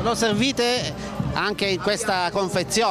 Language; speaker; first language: Italian; native; Italian